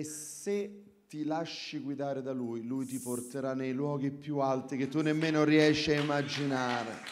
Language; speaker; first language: Italian; native; Italian